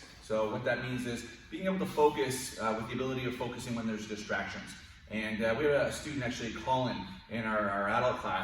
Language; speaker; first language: English; native; English